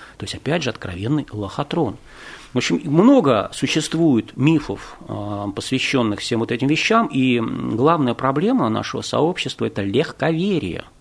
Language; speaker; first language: Russian; native; Russian